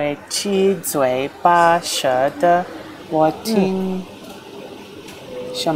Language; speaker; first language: Chinese; non-native, learner; English